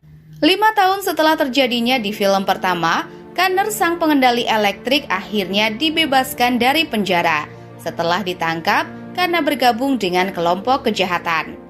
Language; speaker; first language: Indonesian; native; Indonesian